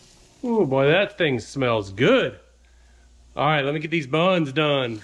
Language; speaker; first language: English; native; English